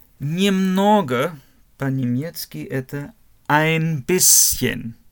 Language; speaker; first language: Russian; non-native, learner; German